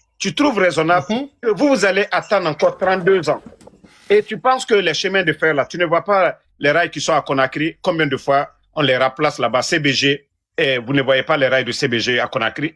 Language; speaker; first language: French; non-native, local second language; Mandingo